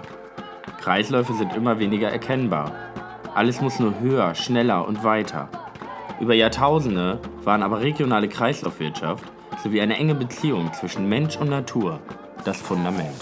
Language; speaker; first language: German; native; German